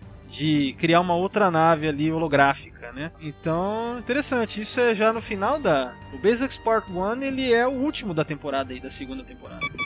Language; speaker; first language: Portuguese; native; Portuguese